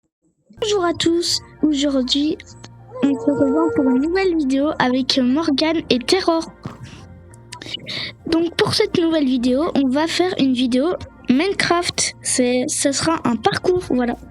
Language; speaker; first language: French; native; French